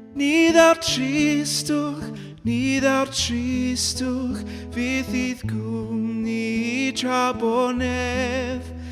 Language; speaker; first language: Welsh; non-native, local second language; English